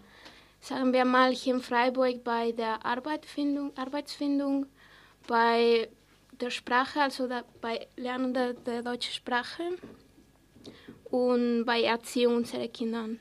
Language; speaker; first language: German; non-native, fluent; Spanish